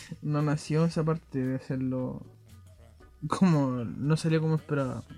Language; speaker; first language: Spanish; native; Spanish